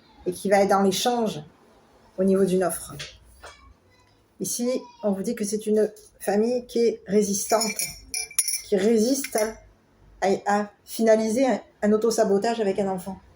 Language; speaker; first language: French; native; French